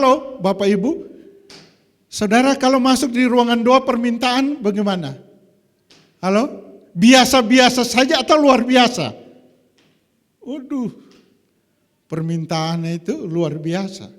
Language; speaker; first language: Indonesian; native; Indonesian